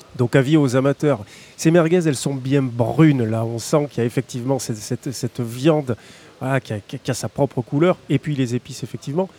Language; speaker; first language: French; native; French